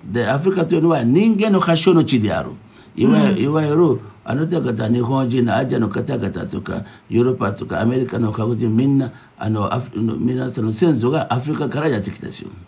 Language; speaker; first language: Japanese; non-native, fluent; Yoruba